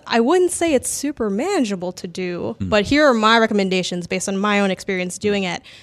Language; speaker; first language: English; native; English